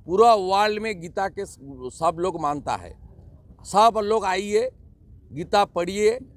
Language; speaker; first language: Hindi; non-native, local second language; Bangla